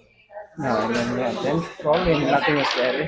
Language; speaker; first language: English; non-native, fluent; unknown